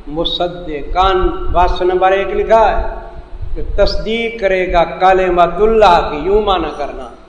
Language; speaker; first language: Urdu; non-native, local second language; Saraiki